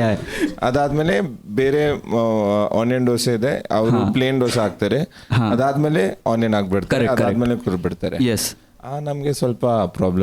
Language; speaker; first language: Kannada; non-native, local second language; Punjabi